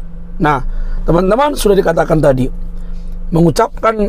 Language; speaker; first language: Indonesian; native; Indonesian